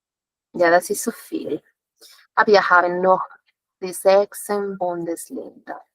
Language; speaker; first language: German; non-native, fluent; Spanish